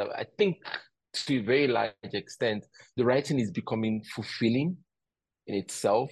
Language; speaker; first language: English; non-native, local second language; Yoruba